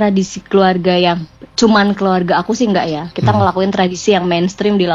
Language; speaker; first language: Indonesian; non-native, local second language; Javanese